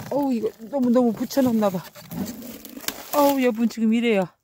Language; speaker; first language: Korean; native; Korean